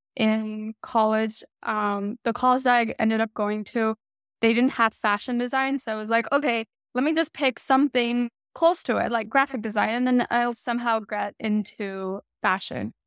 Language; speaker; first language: English; early bilingual, other home language; Hindi